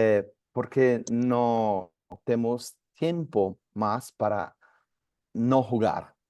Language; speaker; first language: Spanish; non-native, learner; Portuguese